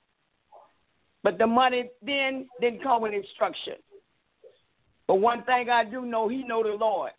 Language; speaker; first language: English; native; English